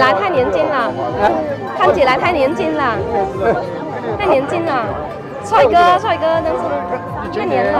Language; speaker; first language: Chinese; non-native, learner; Vietnamese